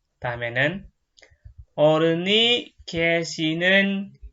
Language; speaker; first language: Korean; non-native, fluent; Indonesian